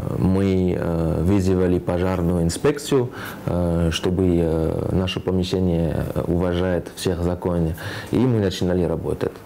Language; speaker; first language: Russian; non-native, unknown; French